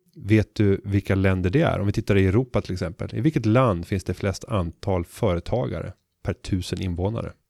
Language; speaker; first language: Swedish; native; Swedish